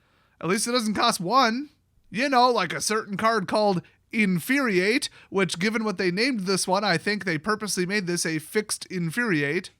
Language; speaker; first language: English; native; English